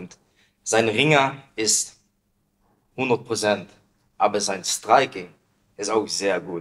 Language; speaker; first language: German; non-native, learner; Dutch